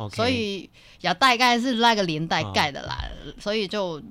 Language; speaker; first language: Chinese; non-native, fluent; Cantonese